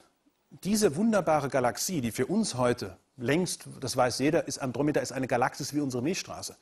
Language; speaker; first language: German; native; German